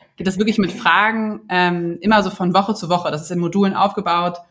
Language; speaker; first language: German; native; German